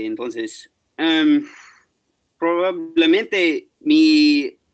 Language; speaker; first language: Spanish; non-native, fluent; English